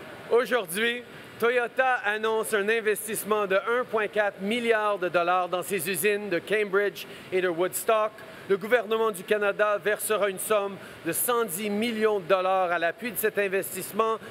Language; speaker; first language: French; early bilingual, heritage; French